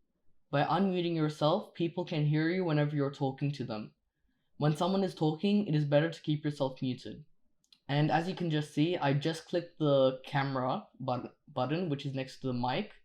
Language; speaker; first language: English; native; English